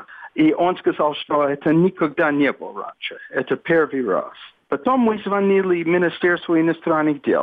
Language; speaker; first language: Russian; non-native, fluent; English